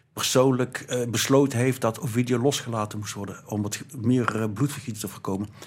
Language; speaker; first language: Dutch; native; Dutch